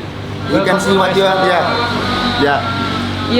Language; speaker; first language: English; non-native, learner; Indonesian